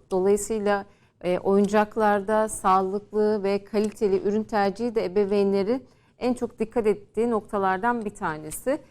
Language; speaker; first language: Turkish; native; Turkish